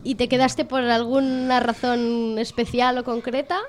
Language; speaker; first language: Catalan; native; Catalan